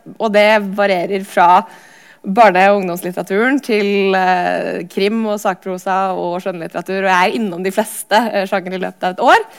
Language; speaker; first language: Norwegian; native; Norwegian